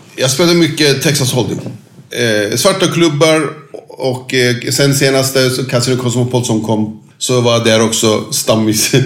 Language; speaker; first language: Swedish; non-native, fluent; Turkish